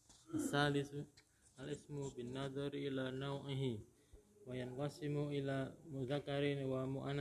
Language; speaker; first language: Arabic; non-native, learner; Indonesian